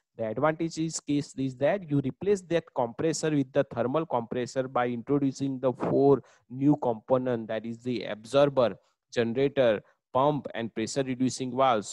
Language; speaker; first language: English; non-native, local second language; Gujarati